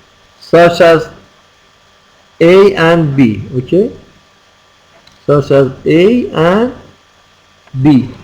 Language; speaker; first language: English; non-native, fluent; Persian